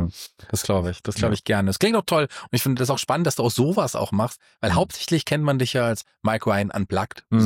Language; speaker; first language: German; native; German